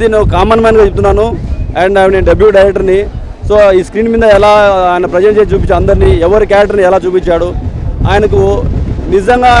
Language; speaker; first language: Telugu; native; Telugu